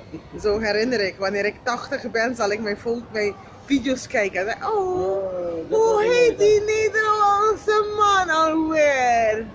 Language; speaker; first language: Dutch; non-native, fluent; Spanish